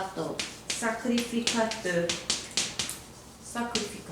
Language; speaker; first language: French; non-native, learner; Korean